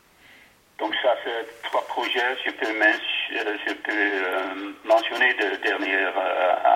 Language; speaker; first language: French; non-native, learner; Dutch